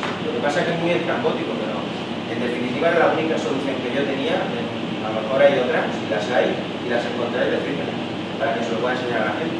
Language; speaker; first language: Spanish; native; Spanish